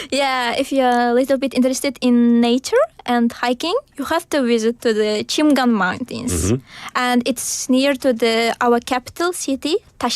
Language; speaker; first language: English; non-native, learner; Uzbek